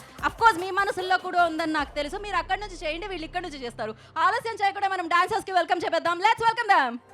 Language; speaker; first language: Telugu; native; Telugu